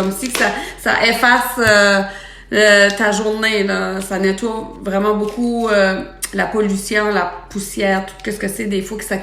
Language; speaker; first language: French; native; French